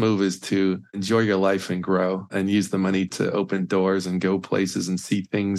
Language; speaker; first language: English; native; English